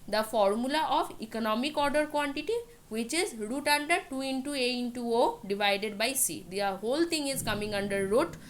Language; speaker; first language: English; non-native, local second language; Bangla